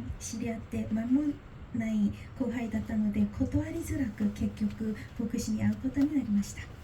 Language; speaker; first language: Japanese; non-native, fluent; Korean